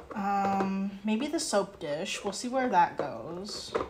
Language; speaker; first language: English; native; English